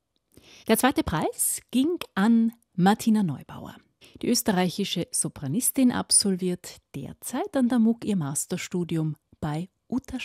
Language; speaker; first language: German; native; German